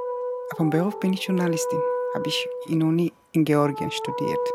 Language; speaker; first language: German; non-native, learner; Georgian